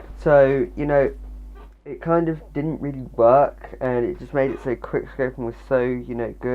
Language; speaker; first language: English; native; English